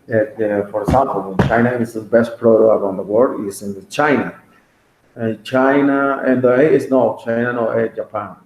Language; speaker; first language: English; non-native, learner; Spanish